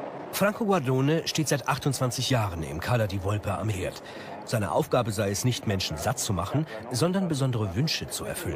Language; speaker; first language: German; native; German